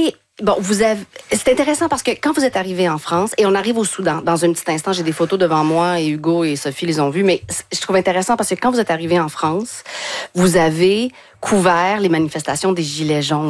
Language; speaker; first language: French; native; French